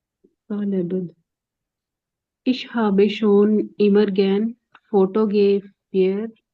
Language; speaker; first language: German; non-native, learner; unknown